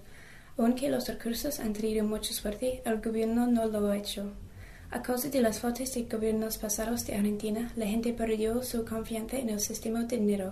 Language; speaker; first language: Spanish; non-native, learner; English